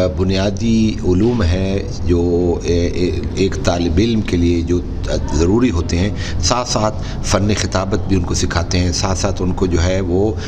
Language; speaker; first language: Urdu; non-native, local second language; Punjabi